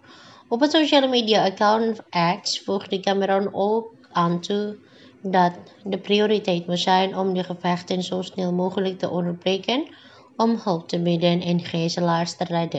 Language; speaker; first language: Dutch; non-native, fluent; Indonesian